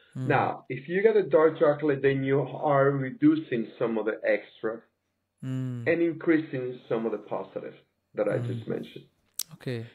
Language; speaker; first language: English; native; English